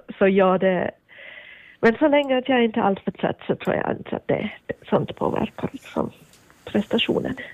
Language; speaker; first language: Swedish; native; Swedish